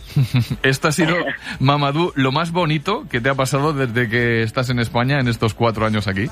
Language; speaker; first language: Spanish; native; Spanish